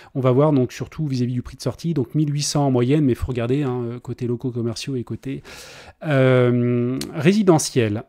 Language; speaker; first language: French; native; French